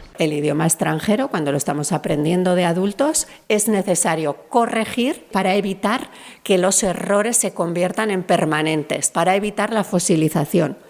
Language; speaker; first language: Spanish; native; Spanish